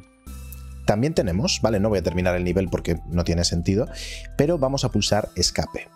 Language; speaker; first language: Spanish; native; Spanish